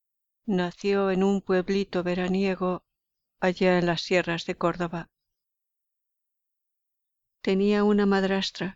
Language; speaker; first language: Spanish; native; Spanish